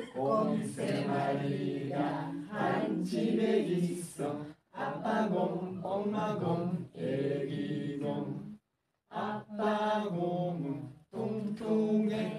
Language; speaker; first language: Korean; non-native, learner; Filipino